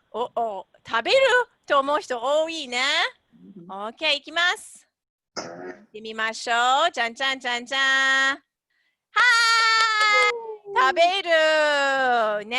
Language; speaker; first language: Japanese; non-native, fluent; English